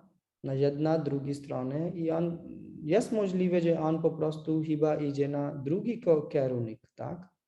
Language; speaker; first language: Polish; non-native, learner; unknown